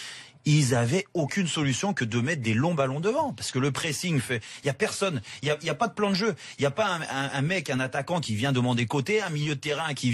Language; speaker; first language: French; native; French